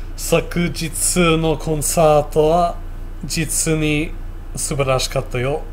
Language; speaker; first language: Japanese; non-native, learner; English